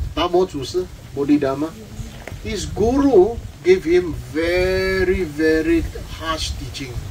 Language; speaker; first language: English; non-native, local second language; Chinese